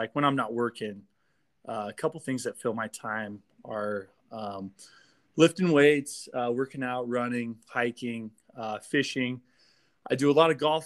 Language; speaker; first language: English; native; English